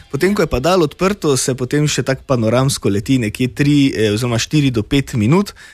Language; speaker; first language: Slovenian; native; Slovenian